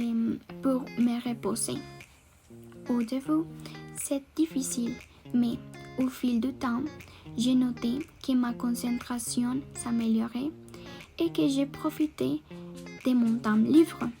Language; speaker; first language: French; non-native, learner; Spanish